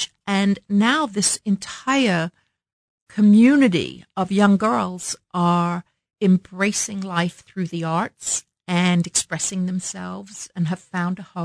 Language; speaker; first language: English; native; English